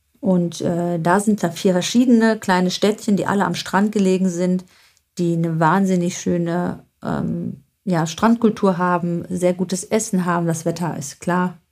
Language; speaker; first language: German; native; German